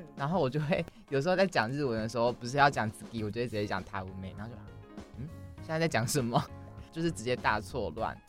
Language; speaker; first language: Chinese; native; Chinese